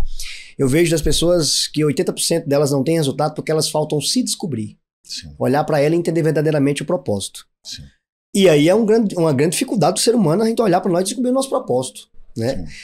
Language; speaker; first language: Portuguese; native; Portuguese